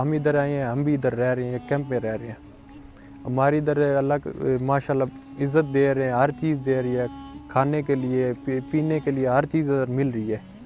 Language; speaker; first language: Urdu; early bilingual, other home language; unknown